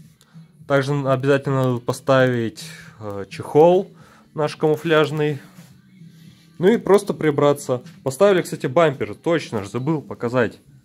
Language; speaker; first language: Russian; native; Russian